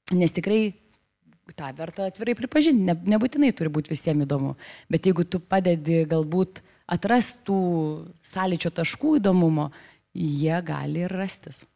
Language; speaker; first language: Lithuanian; native; Lithuanian